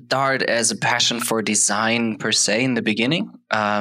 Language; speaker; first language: English; non-native, fluent; German